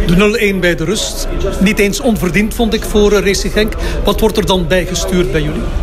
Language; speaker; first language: Dutch; native; Dutch